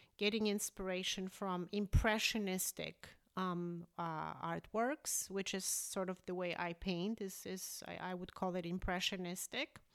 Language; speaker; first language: English; early bilingual, other home language; Polish